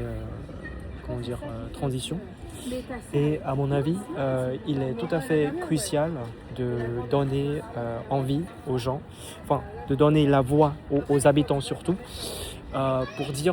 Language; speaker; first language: French; non-native, fluent; Vietnamese